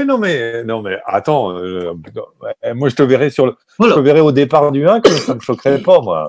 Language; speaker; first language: French; native; French